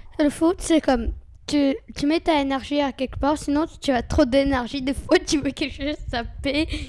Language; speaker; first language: French; non-native, learner; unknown